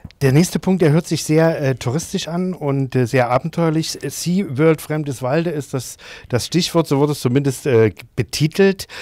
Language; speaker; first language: German; native; German